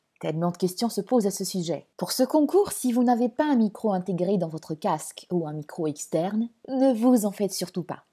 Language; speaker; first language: French; non-native, local second language; Malagasy